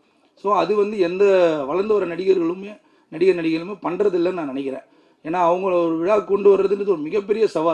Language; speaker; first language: Tamil; native; Tamil